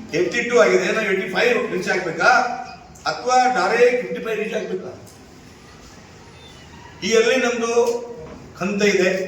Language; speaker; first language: Kannada; non-native, local second language; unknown